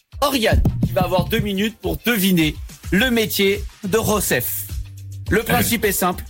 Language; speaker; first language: French; native; French